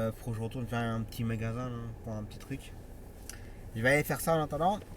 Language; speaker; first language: French; native; French